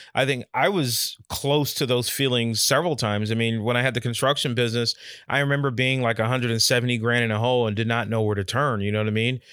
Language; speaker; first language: English; native; English